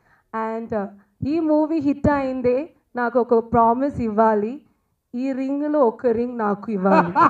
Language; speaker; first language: Telugu; non-native, learner; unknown